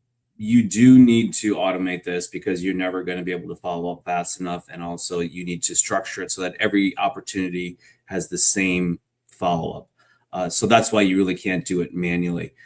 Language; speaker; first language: English; native; English